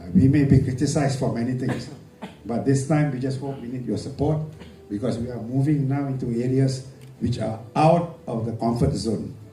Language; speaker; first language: English; non-native, local second language; Malay